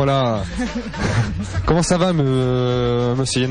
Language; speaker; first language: French; native; French